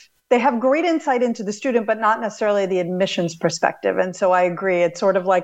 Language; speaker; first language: English; native; English